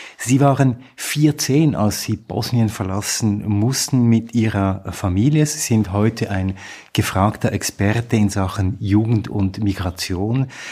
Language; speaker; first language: German; native; German